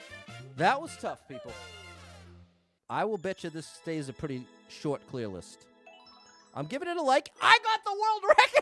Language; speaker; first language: English; native; English